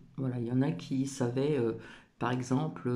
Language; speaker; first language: French; native; French